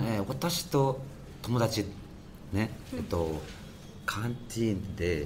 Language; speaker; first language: Japanese; non-native, learner; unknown